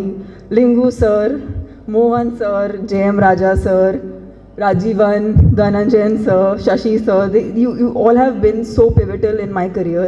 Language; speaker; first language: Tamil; non-native, fluent; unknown